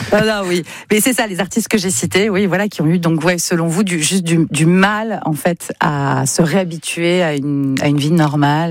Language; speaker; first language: French; native; French